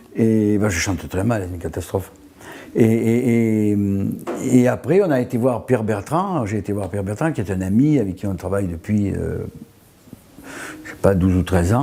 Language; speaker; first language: French; native; French